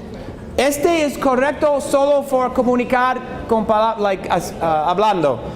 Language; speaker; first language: Spanish; non-native, learner; English